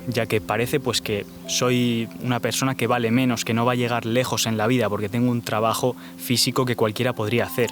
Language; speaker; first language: Spanish; native; Spanish